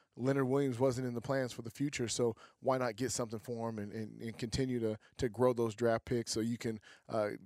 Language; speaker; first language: English; native; English